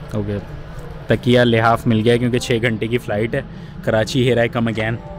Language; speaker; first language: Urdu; native; Urdu